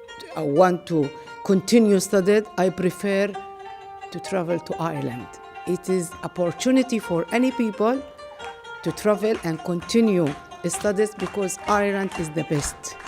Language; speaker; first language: English; non-native, learner; Arabic